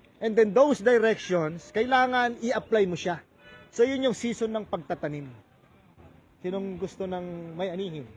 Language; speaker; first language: Filipino; native; Filipino